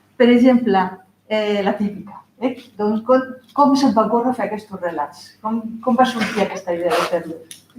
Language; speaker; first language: Catalan; non-native, local second language; Spanish